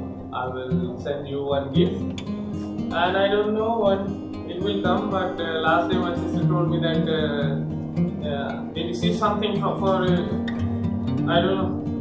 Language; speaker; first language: English; non-native, local second language; Hindi